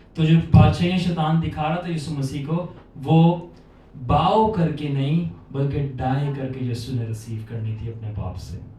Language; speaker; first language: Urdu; native; Urdu